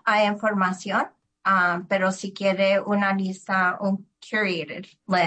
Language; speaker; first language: Spanish; early bilingual, heritage; Spanish